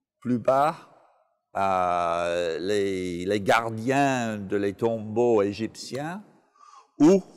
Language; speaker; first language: French; non-native, fluent; English